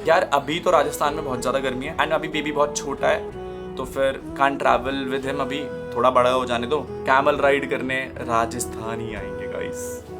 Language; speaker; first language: Hindi; native; Hindi